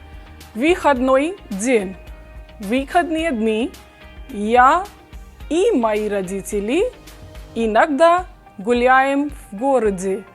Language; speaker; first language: Russian; non-native, fluent; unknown